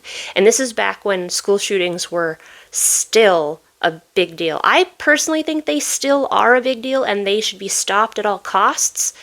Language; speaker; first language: English; native; English